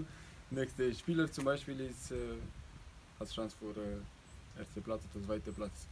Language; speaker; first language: German; non-native, learner; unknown